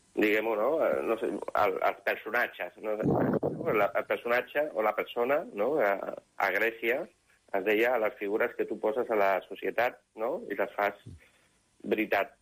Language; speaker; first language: Catalan; non-native, local second language; Spanish